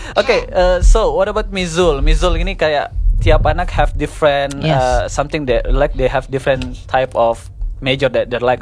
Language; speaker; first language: English; non-native, learner; Indonesian